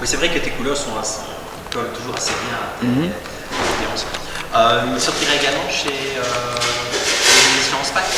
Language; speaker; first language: French; native; French